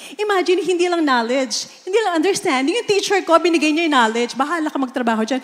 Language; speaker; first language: Filipino; native; Filipino